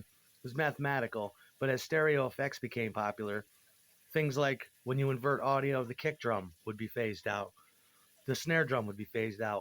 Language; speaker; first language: English; native; English